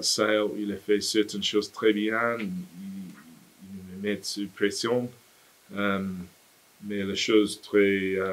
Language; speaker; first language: French; non-native, fluent; English